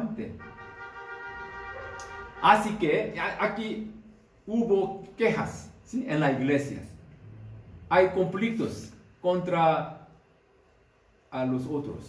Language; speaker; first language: Spanish; non-native, fluent; Korean